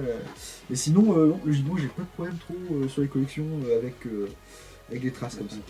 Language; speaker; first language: French; native; French